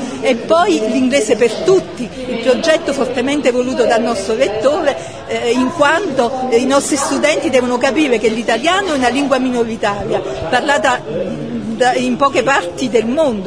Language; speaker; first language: Italian; native; Italian